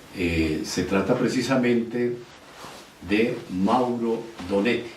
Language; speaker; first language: Spanish; native; Spanish